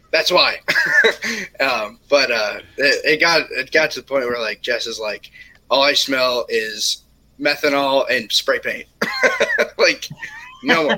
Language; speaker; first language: English; native; English